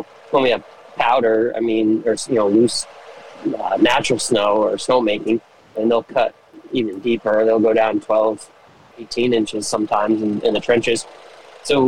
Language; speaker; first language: English; native; English